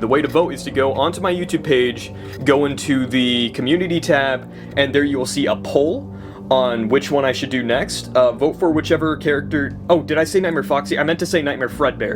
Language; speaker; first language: English; native; English